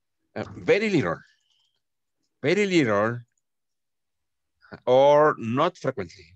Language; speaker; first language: English; non-native, fluent; Spanish